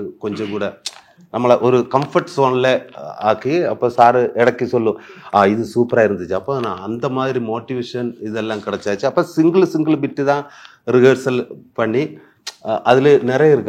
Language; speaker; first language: Tamil; non-native, learner; Malayalam